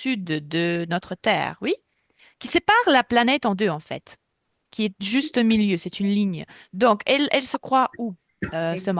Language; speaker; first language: French; non-native, fluent; Russian